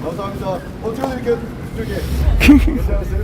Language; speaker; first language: Korean; native; Korean